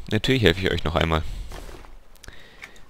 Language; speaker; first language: German; native; German